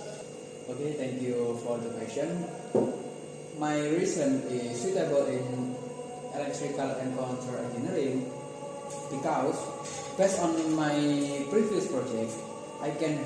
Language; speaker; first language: English; non-native, learner; Indonesian